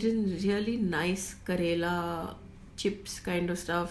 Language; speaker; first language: English; non-native, local second language; Gujarati